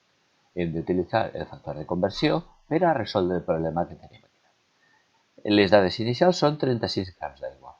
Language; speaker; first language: Catalan; native; Catalan